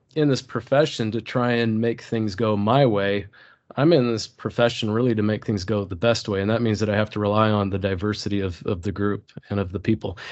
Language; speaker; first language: English; early bilingual, other home language; Turkish